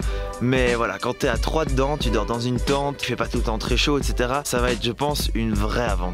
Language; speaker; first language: French; native; French